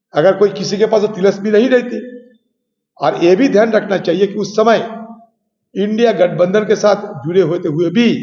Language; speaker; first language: Hindi; non-native, local second language; Bangla